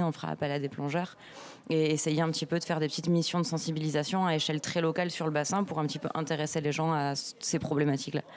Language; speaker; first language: French; native; French